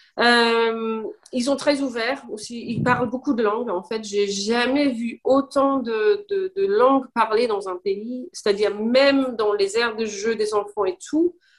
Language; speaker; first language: French; non-native, fluent; English